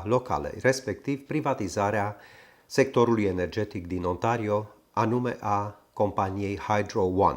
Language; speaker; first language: Romanian; native; Romanian